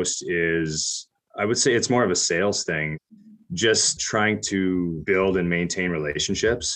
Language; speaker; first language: English; native; English